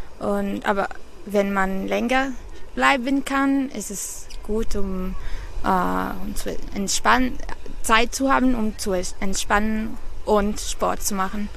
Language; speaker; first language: German; non-native, learner; Italian